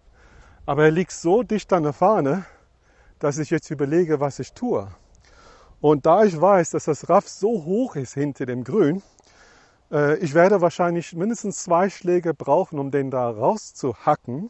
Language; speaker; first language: German; non-native, fluent; English